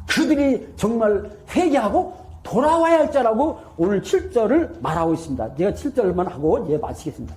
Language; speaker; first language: Korean; native; Korean